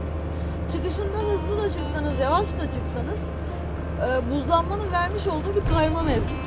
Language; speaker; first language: Turkish; native; Turkish